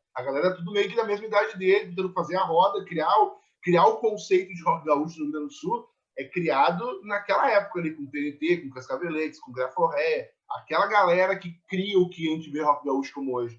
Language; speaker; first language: Portuguese; native; Portuguese